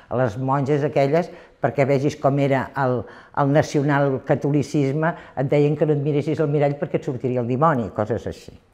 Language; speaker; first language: Catalan; native; Catalan